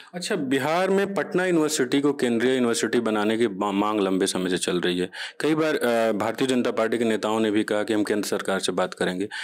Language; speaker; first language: Hindi; native; Hindi